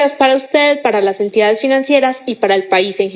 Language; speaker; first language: Spanish; native; Spanish